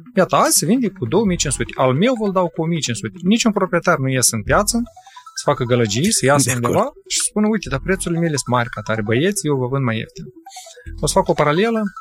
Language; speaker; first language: Romanian; native; Romanian